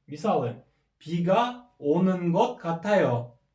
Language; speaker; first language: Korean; non-native, fluent; Kyrgyz